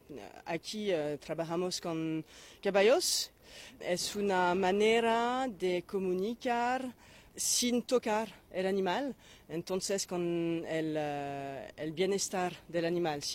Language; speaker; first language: Spanish; non-native, fluent; French